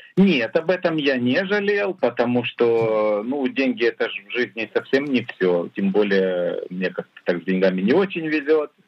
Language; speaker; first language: Russian; native; Russian